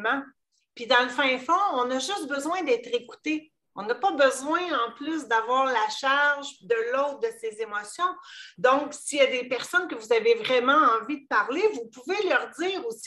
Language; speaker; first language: French; native; French